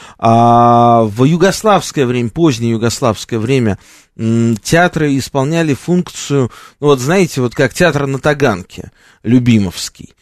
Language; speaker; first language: Russian; native; Russian